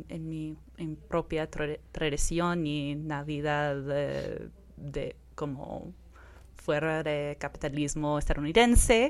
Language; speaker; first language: Spanish; non-native, fluent; English